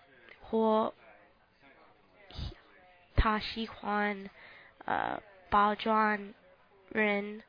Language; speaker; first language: Chinese; non-native, learner; English